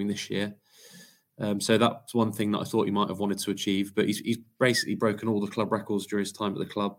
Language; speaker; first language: English; native; English